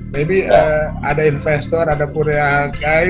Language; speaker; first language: Indonesian; native; Indonesian